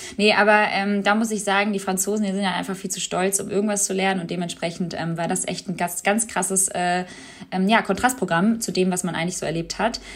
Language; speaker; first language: German; early bilingual, other home language; Albanian